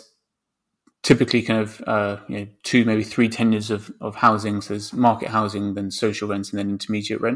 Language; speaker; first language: English; native; English